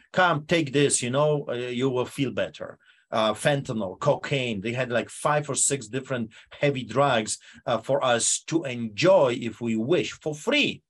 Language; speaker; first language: English; non-native, fluent; Polish